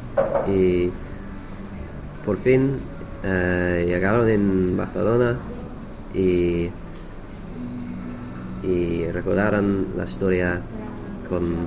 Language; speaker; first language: Spanish; non-native, learner; English